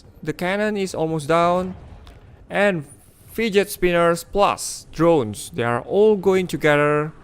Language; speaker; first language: English; non-native, fluent; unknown